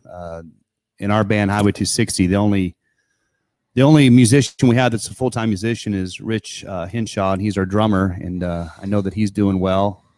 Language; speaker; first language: English; native; English